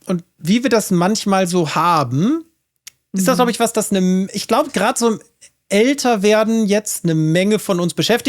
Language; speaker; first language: German; native; German